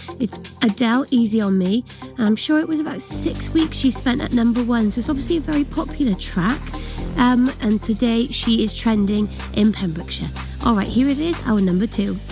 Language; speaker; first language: English; native; English